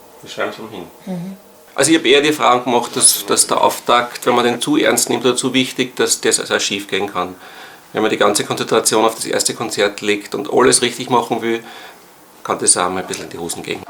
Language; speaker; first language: German; native; German